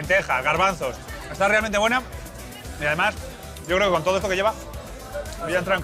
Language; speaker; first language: Spanish; native; Spanish